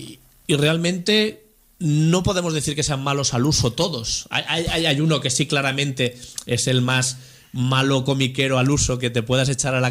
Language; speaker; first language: Spanish; native; Spanish